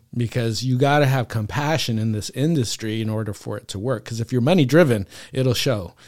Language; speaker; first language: English; native; English